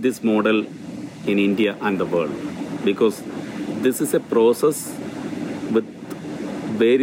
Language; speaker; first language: English; non-native, local second language; Malayalam